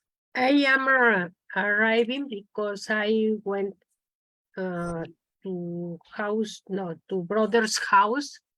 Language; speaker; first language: English; non-native, learner; Spanish